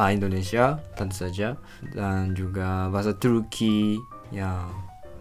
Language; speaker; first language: Indonesian; non-native, fluent; Japanese